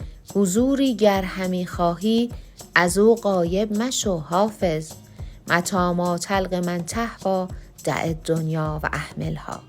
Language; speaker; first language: Persian; native; Persian